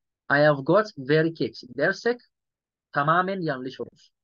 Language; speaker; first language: English; non-native, local second language; Yoruba